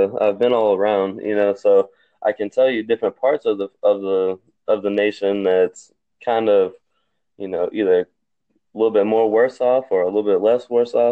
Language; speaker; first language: English; native; English